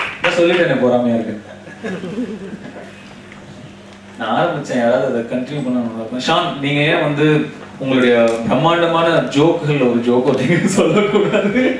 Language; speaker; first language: Tamil; native; Tamil